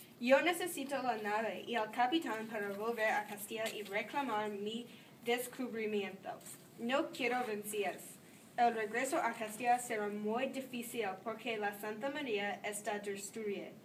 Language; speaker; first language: Spanish; non-native, learner; English